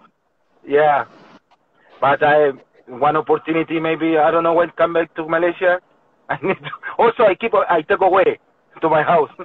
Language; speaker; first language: English; non-native, learner; Spanish